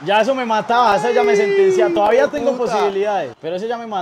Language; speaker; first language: Spanish; native; Spanish